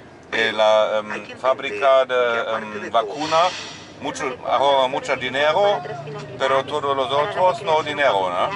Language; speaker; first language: Spanish; non-native, learner; German